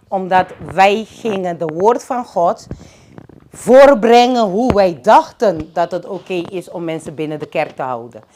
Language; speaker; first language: Dutch; non-native, local second language; Papiamento